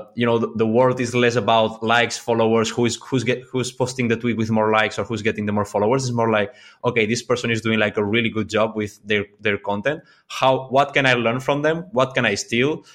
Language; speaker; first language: English; non-native, fluent; Spanish